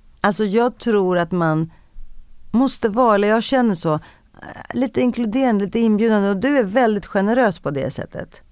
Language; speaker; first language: Swedish; early bilingual, other home language; Greek